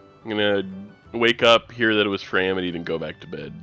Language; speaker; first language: English; native; English